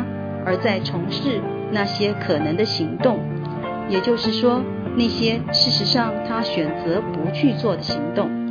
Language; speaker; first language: Chinese; native; Chinese